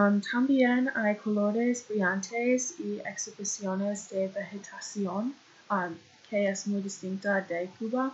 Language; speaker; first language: Spanish; non-native, learner; English